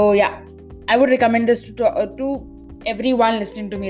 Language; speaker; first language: English; non-native, local second language; Maithili